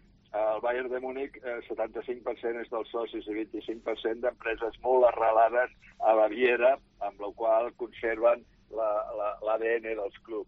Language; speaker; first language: Catalan; native; Catalan